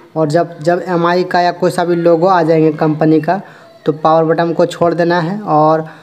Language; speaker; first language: Hindi; native; Hindi